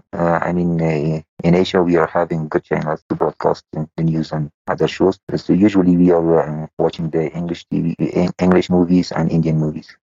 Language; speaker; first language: English; non-native, fluent; Persian